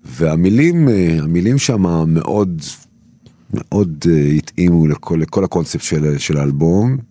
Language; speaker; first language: Hebrew; early bilingual, other home language; Turkish